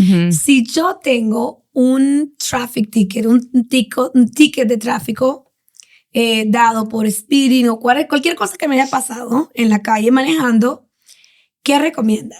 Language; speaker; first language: Spanish; native; Spanish